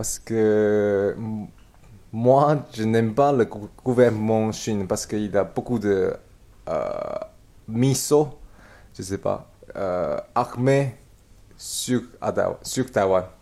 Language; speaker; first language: French; non-native, learner; Chinese